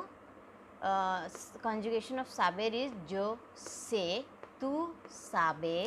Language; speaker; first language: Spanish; non-native, fluent; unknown